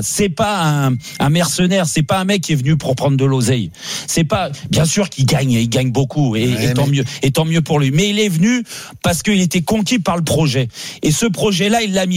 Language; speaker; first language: French; native; French